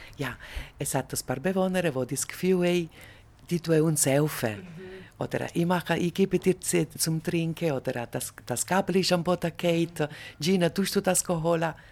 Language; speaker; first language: German; non-native, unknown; Italian